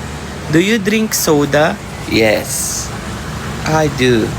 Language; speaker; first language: English; non-native, local second language; Filipino